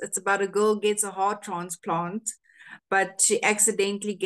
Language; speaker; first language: English; non-native, local second language; Afrikaans